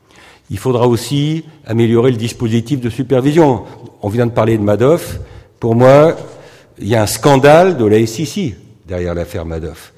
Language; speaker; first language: French; native; French